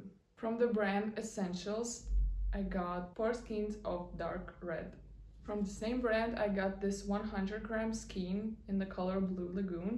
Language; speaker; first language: English; non-native, fluent; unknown